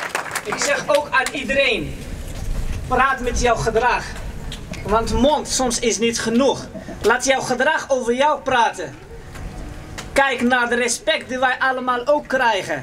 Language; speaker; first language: Dutch; non-native, fluent; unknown